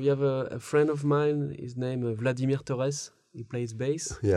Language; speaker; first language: English; non-native, learner; French